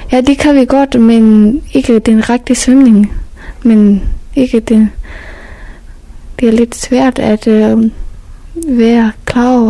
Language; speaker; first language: Danish; non-native, fluent; Persian